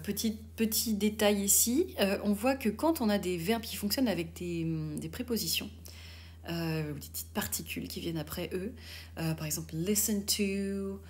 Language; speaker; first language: French; native; French